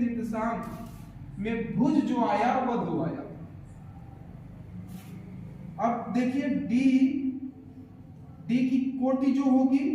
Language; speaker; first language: Hindi; native; Hindi